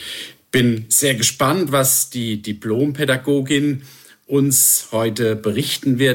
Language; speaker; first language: German; native; German